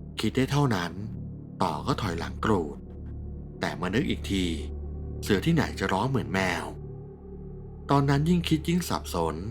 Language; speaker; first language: Thai; native; Thai